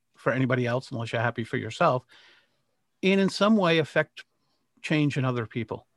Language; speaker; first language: English; native; English